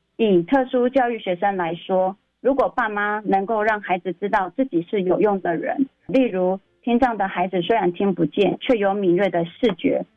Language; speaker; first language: Chinese; native; Chinese